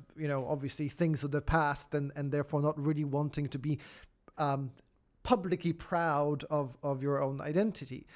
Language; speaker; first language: English; non-native, fluent; Polish